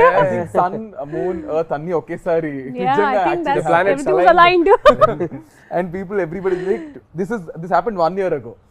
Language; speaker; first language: Telugu; native; Telugu